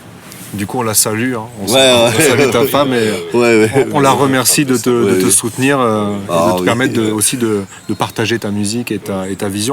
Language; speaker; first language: French; native; French